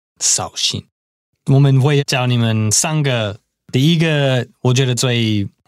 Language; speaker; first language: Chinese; non-native, fluent; English